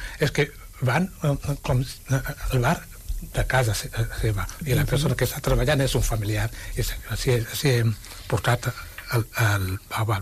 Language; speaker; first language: Catalan; non-native, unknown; Wolof